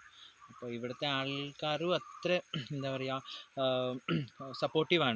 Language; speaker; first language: Malayalam; non-native, local second language; Kannada